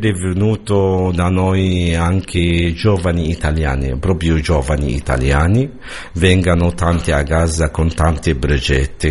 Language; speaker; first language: Italian; non-native, learner; Arabic